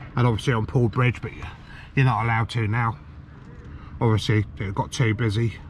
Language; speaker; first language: English; native; English